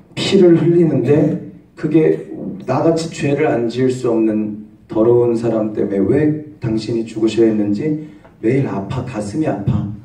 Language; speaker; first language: Korean; native; Korean